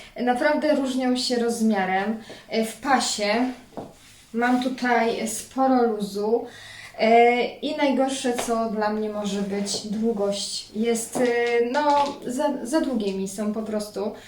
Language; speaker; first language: Polish; native; Polish